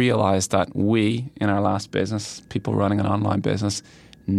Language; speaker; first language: English; native; English